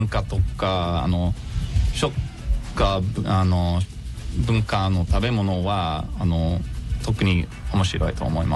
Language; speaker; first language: Japanese; non-native, learner; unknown